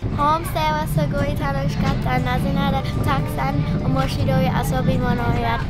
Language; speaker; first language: Japanese; non-native, learner; English